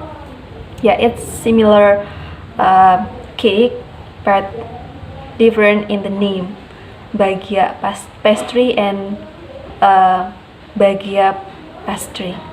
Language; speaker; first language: English; non-native, learner; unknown